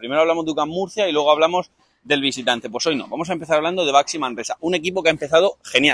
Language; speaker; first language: Spanish; native; Spanish